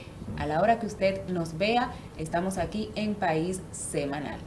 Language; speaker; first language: Spanish; native; Spanish